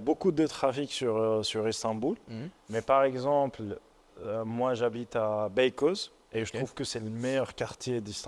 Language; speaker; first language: French; non-native, local second language; Arabic